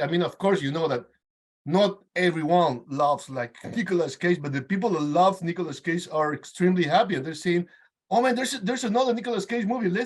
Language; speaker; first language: English; non-native, fluent; Spanish